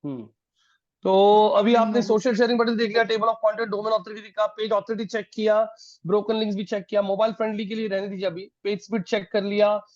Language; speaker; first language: Hindi; non-native, local second language; Marathi